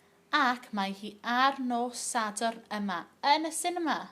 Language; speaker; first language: Welsh; non-native, local second language; English